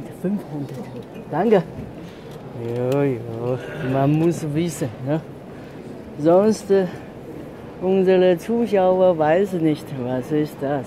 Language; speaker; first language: German; non-native, learner; Chinese